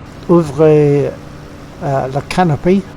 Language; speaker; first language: French; non-native, learner; English